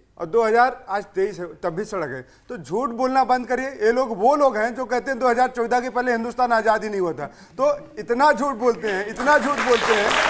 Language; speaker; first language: Hindi; native; Hindi